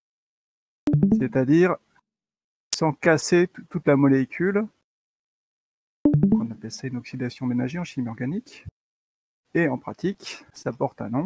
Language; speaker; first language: French; native; French